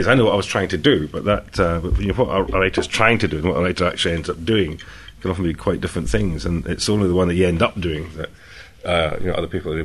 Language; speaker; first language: English; native; English